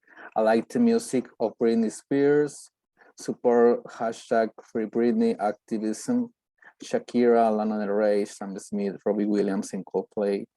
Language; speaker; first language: English; non-native, learner; Spanish